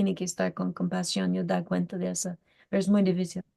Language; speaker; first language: Spanish; non-native, learner; English